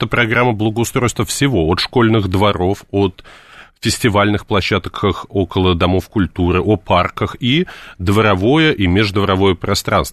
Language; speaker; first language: Russian; native; Russian